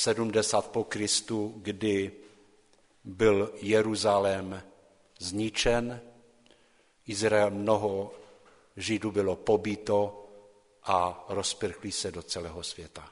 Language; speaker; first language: Czech; non-native, local second language; Polish